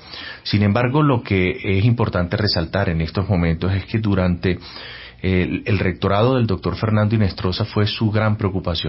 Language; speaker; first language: Spanish; native; Spanish